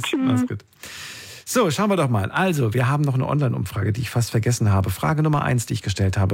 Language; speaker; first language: German; native; German